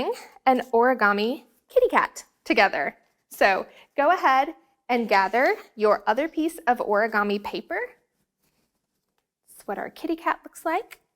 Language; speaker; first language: English; native; English